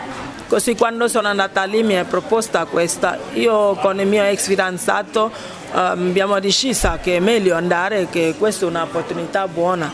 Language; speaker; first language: Italian; non-native, fluent; Ibibio